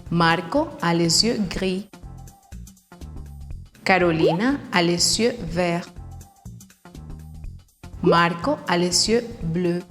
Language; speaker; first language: French; non-native, fluent; Spanish